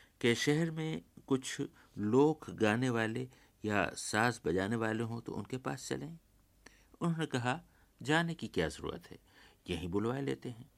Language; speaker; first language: Urdu; native; Urdu